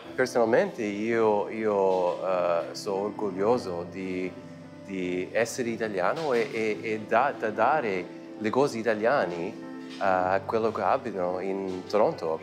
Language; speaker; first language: Italian; early bilingual, heritage; Italian